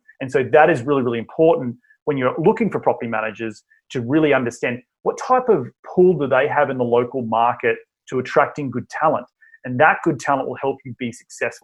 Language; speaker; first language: English; native; English